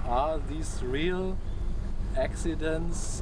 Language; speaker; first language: English; non-native, fluent; German